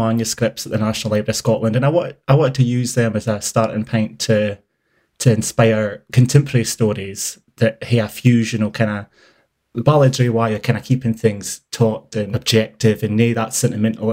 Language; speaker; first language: English; native; English